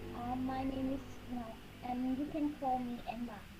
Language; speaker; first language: English; non-native, learner; Vietnamese